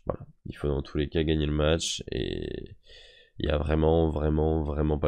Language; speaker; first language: French; native; French